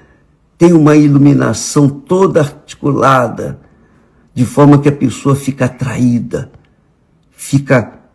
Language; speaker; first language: Portuguese; native; Portuguese